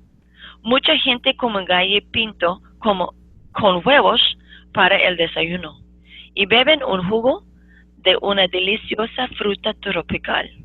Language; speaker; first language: Spanish; non-native, fluent; English